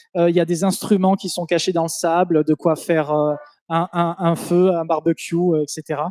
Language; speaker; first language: French; native; French